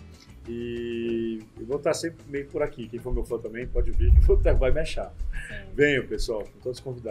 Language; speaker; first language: Portuguese; native; Portuguese